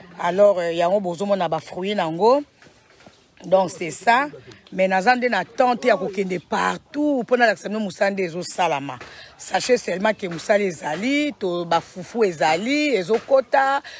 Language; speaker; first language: Lingala; non-native, local second language; Kongo